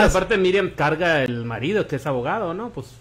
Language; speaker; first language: Spanish; native; Spanish